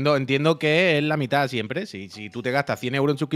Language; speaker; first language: Spanish; native; Spanish